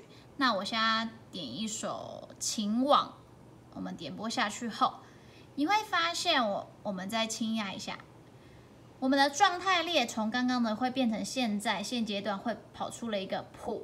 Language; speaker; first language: Chinese; native; Chinese